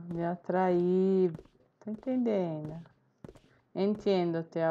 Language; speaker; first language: Spanish; non-native, learner; Portuguese